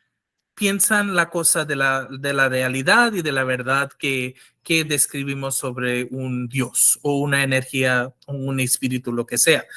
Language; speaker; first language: Spanish; non-native, fluent; English